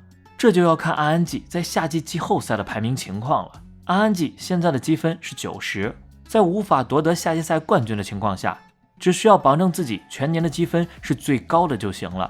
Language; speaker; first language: Chinese; native; Chinese